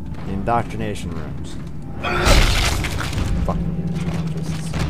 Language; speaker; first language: English; native; English